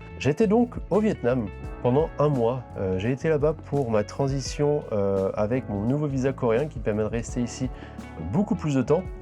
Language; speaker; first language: French; native; French